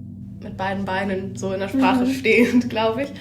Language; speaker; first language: German; native; German